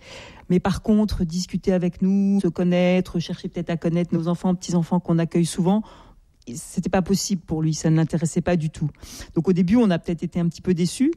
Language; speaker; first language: French; native; French